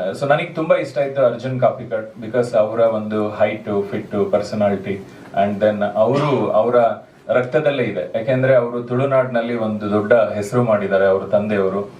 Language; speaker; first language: Kannada; non-native, local second language; Tulu